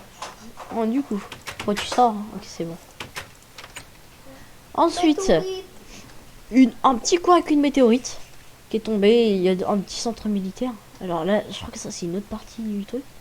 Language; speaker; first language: French; native; French